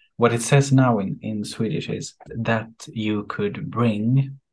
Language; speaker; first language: English; non-native, fluent; Swedish